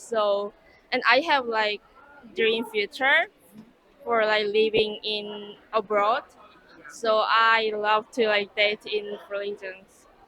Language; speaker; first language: English; non-native, learner; Korean